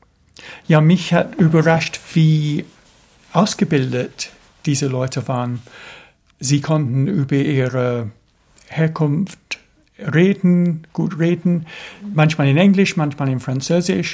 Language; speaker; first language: German; non-native, fluent; English